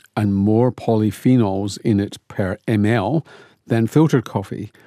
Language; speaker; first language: English; native; English